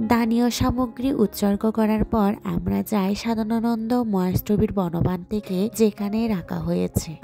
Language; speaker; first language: Bangla; non-native, local second language; Chakma